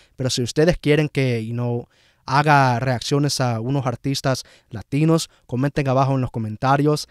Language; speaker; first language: Spanish; early bilingual, heritage; Spanish